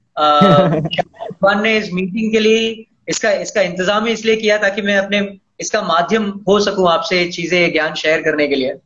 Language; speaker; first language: Hindi; non-native, local second language; Tamil